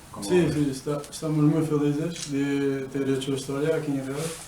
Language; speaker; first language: Spanish; non-native, fluent; Portuguese